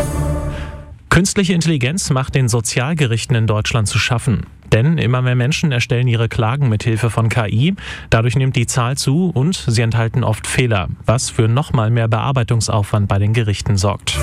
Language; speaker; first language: German; native; German